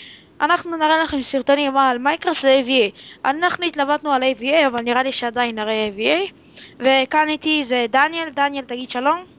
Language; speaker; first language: Hebrew; native; Hebrew